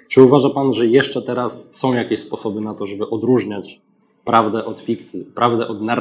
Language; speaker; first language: Polish; native; Polish